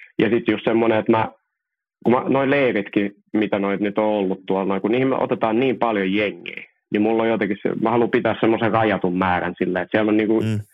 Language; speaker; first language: Finnish; early bilingual, other home language; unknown